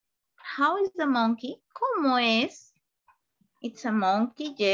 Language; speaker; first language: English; non-native, learner; Spanish